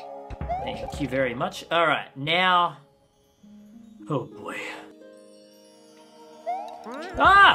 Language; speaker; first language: English; native; English